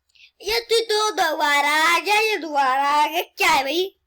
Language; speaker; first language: Hindi; native; Hindi